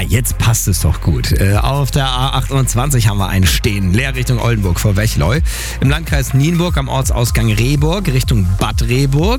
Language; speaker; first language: German; native; German